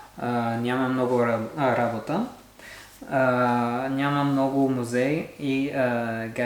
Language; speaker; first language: Bulgarian; non-native, learner; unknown